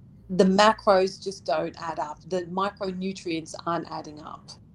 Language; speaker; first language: English; early bilingual, other home language; Arabic